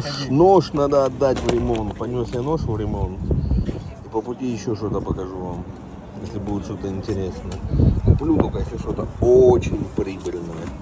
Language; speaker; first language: Russian; native; Russian